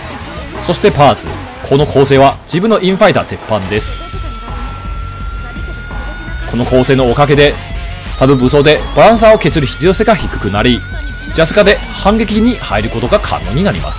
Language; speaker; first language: Japanese; non-native, fluent; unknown